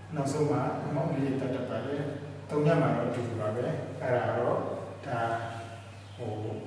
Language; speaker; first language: Burmese; native; Burmese